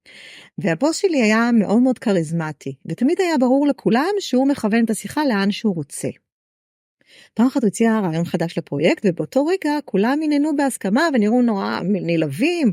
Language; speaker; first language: Hebrew; native; Hebrew